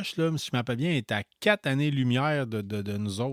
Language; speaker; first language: French; native; French